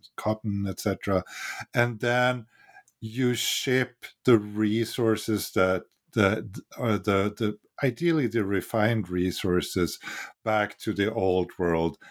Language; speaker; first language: English; non-native, fluent; Swedish